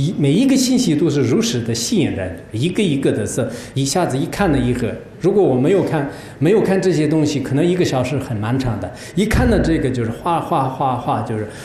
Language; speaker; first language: Chinese; non-native, local second language; Tibetan